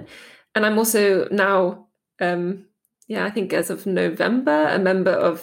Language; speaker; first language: English; native; English